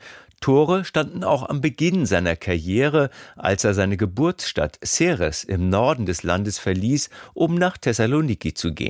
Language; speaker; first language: German; native; German